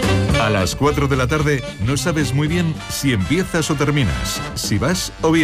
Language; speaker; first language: Spanish; native; Spanish